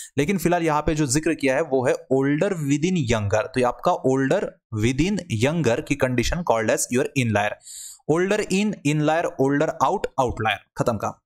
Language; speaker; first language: Hindi; non-native, local second language; Marathi